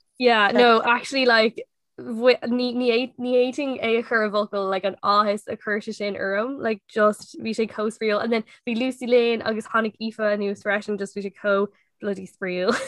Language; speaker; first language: Irish; non-native, local second language; English